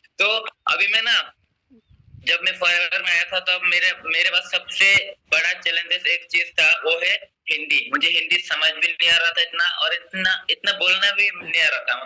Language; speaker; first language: Hindi; non-native, local second language; Assamese